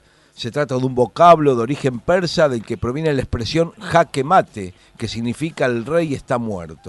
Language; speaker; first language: Spanish; native; Spanish